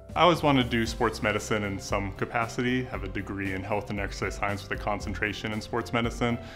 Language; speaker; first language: English; native; English